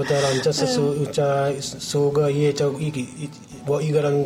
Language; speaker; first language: Chinese; non-native, learner; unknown